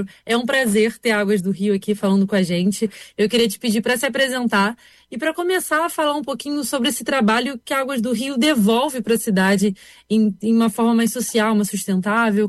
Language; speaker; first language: Portuguese; native; Portuguese